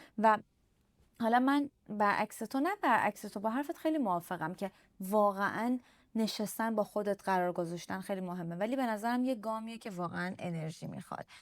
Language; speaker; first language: Persian; native; Persian